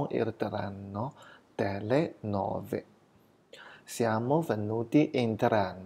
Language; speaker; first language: Italian; non-native, fluent; Chinese